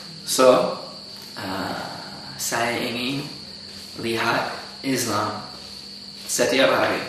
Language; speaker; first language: Indonesian; non-native, learner; English